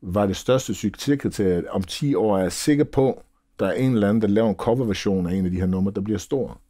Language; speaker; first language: Danish; native; Danish